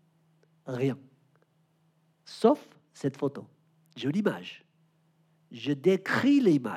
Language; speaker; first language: French; non-native, learner; Spanish